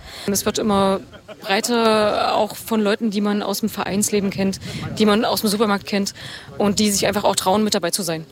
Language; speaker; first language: German; native; German